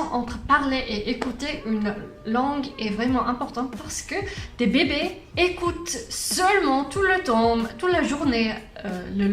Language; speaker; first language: French; non-native, learner; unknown